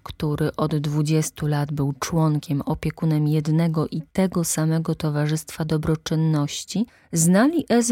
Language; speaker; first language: Polish; native; Polish